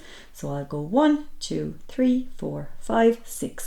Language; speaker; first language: English; native; English